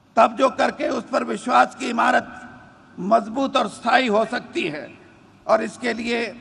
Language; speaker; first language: Hindi; native; Hindi